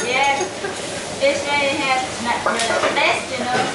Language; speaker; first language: English; non-native, learner; Vietnamese